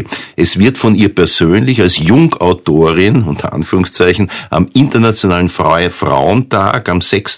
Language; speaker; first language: German; native; German